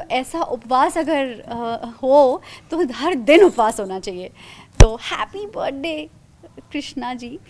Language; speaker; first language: Hindi; native; Hindi